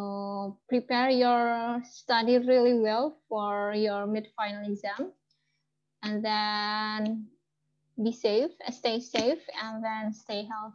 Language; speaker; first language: English; non-native, fluent; Indonesian